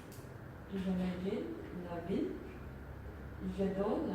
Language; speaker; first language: French; non-native, learner; Spanish